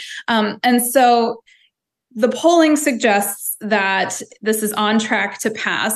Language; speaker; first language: English; native; English